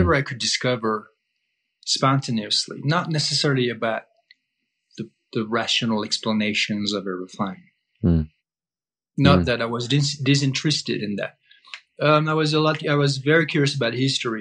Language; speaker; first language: English; non-native, fluent; French